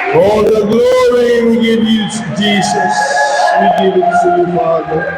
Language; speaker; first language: English; non-native, local second language; Filipino